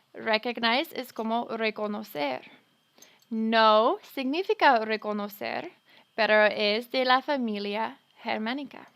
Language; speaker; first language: Spanish; non-native, fluent; English